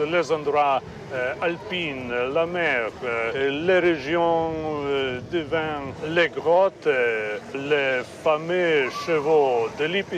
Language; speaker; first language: French; non-native, fluent; Slovenian